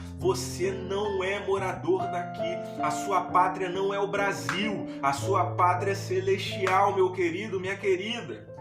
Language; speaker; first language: Portuguese; native; Portuguese